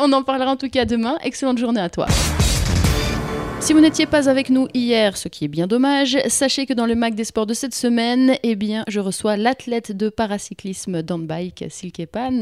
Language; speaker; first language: French; native; French